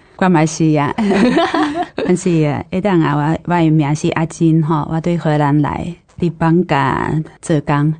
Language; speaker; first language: Chinese; non-native, fluent; Dutch